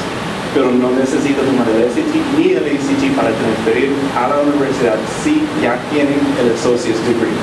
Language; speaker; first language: Spanish; non-native, fluent; English